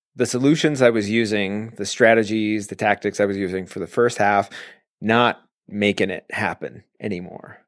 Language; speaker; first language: English; native; English